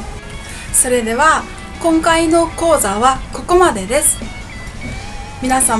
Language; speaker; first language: Japanese; non-native, fluent; Mongolian